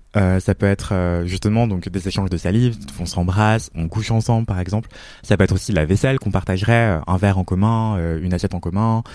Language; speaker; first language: French; native; French